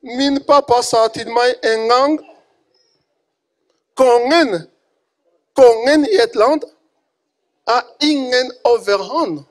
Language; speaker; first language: Norwegian; non-native, fluent; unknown